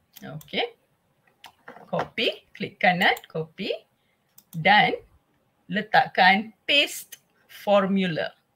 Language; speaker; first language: Malay; non-native, local second language; Tamil